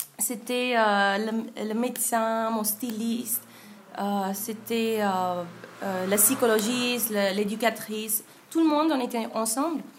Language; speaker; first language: French; non-native, fluent; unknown